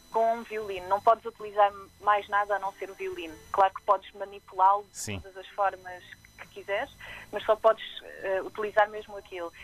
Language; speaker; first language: Portuguese; native; Portuguese